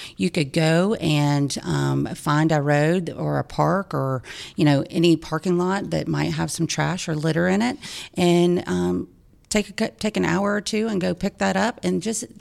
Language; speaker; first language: English; native; English